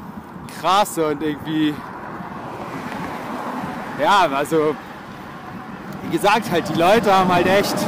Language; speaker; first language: German; native; German